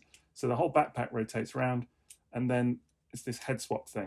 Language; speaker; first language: English; native; English